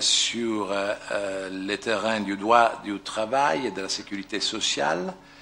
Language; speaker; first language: French; non-native, fluent; Italian